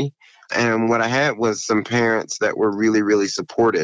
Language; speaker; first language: English; native; English